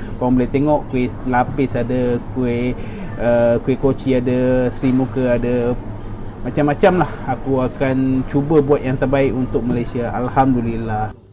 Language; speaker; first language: Malay; native; Malay